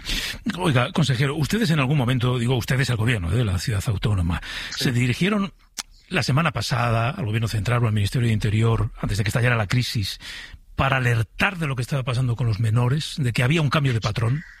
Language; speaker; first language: Spanish; native; Spanish